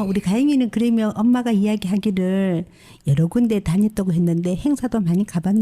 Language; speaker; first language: Korean; native; Korean